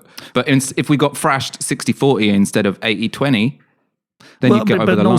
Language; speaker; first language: English; native; English